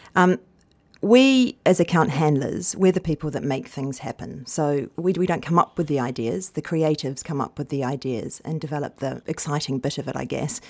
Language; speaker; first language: English; native; English